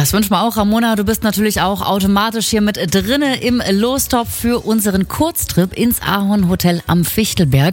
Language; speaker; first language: German; native; German